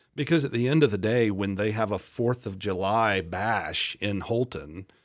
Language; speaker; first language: English; native; English